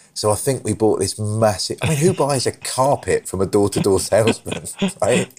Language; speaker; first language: English; native; English